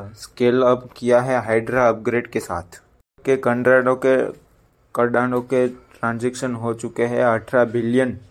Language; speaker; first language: Hindi; non-native, local second language; Gujarati